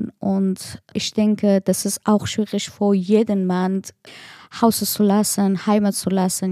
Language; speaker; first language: German; non-native, learner; Persian